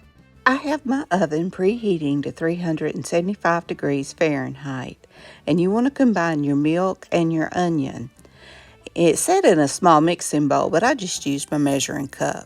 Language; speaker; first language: English; native; English